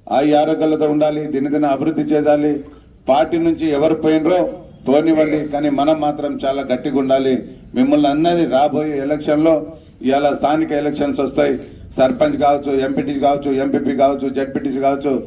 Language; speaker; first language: Telugu; non-native, local second language; Lambadi